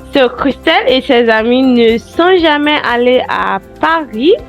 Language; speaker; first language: French; non-native, learner; English